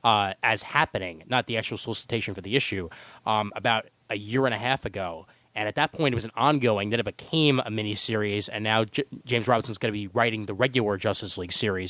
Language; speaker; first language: English; native; English